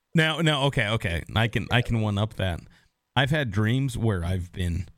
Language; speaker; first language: English; native; English